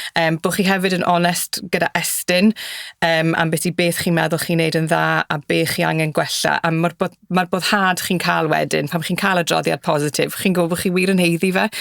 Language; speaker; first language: Welsh; native; Welsh